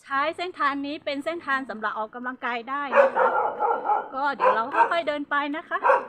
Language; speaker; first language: Thai; non-native, local second language; Hmong